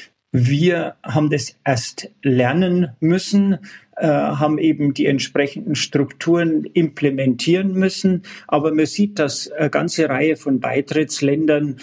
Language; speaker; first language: German; native; German